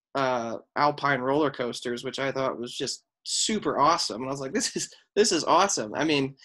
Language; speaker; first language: English; native; English